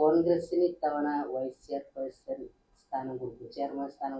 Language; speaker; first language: Malayalam; native; Malayalam